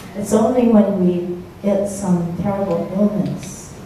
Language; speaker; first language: English; native; English